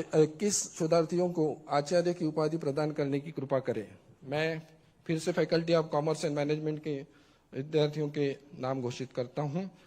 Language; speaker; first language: Hindi; non-native, local second language; Marathi